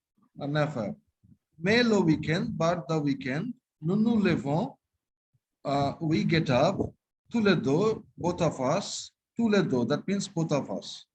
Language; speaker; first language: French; non-native, fluent; Bangla